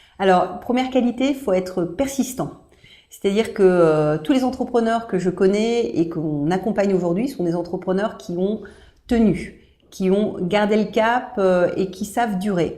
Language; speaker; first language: French; native; French